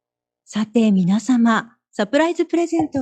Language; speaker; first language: Japanese; native; Japanese